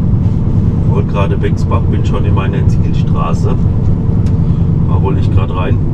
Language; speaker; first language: German; native; German